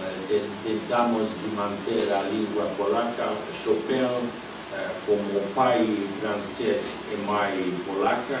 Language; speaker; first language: Portuguese; non-native, fluent; Polish